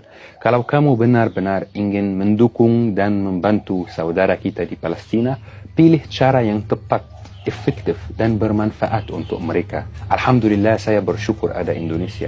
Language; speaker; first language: Indonesian; non-native, fluent; Arabic